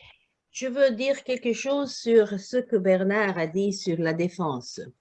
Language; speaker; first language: French; non-native, learner; Croatian